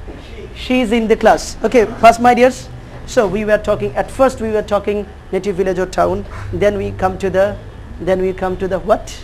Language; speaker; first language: English; non-native, fluent; Bangla